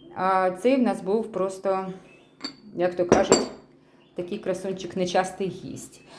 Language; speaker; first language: Ukrainian; non-native, local second language; Russian